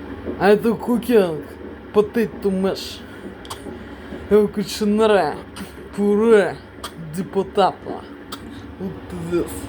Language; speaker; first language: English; non-native, learner; Russian